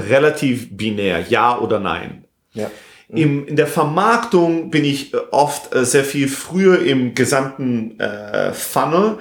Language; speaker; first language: German; non-native, fluent; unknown